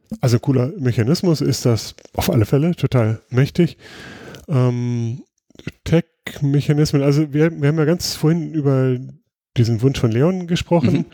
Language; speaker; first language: German; native; German